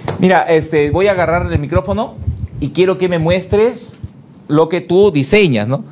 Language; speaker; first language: Spanish; native; Spanish